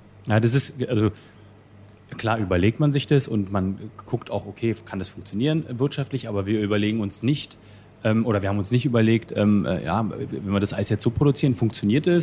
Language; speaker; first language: German; native; German